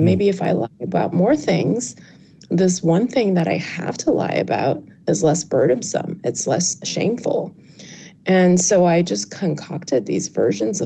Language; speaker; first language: English; early bilingual, other home language; Chinese